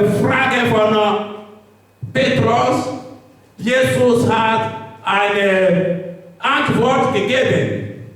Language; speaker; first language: German; non-native, learner; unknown